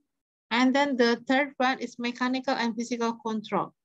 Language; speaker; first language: English; non-native, fluent; Indonesian